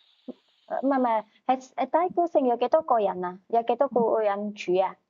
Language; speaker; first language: Cantonese; native; Cantonese